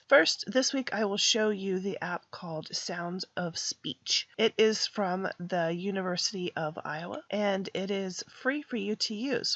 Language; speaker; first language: English; native; English